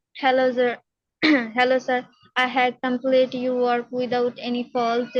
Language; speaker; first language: English; non-native, learner; Bangla